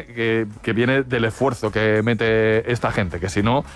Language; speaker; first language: Spanish; native; Spanish